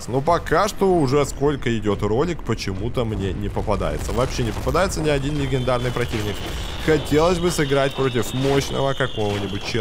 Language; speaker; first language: Russian; native; Russian